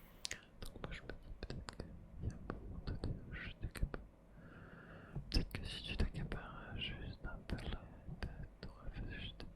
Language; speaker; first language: French; native; French